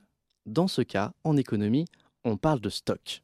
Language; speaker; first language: French; native; French